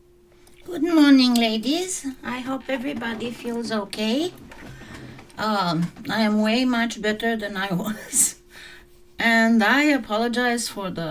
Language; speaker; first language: English; non-native, fluent; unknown